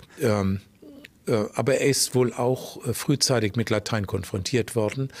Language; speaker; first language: German; native; German